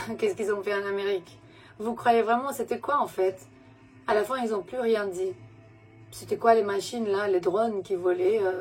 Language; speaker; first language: French; non-native, fluent; Romanian